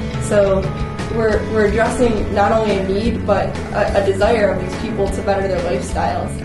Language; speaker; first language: English; native; English